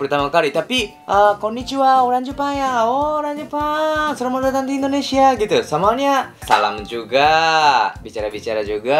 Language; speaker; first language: Indonesian; non-native, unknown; Japanese